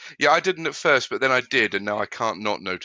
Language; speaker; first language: English; native; English